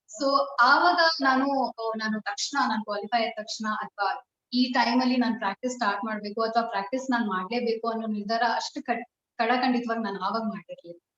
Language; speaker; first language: Kannada; non-native, local second language; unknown